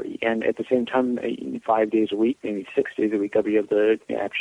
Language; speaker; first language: English; native; English